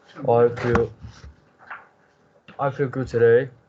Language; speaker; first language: English; non-native, learner; Chinese